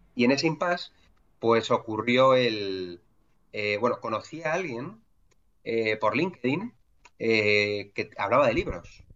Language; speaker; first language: Spanish; native; Spanish